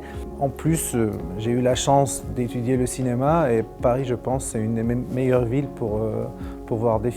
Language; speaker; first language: French; non-native, fluent; Turkish